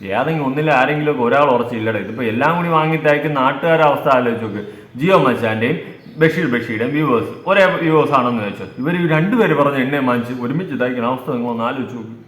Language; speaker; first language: Malayalam; native; Malayalam